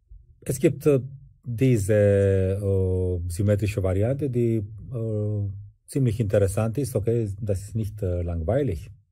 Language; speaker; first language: German; non-native, fluent; Romanian